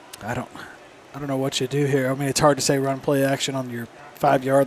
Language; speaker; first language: English; native; English